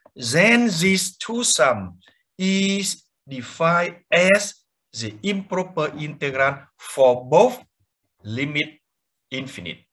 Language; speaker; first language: English; non-native, fluent; Vietnamese